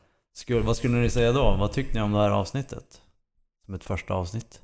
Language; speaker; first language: Swedish; native; Swedish